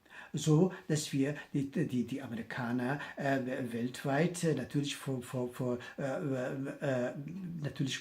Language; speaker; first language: German; non-native, fluent; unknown